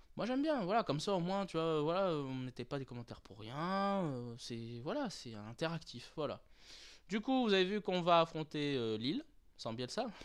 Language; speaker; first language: French; native; French